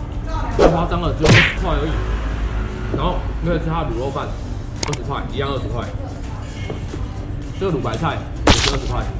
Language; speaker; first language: Chinese; native; Chinese